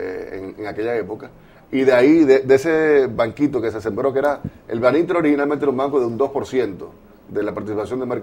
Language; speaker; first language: Spanish; native; Spanish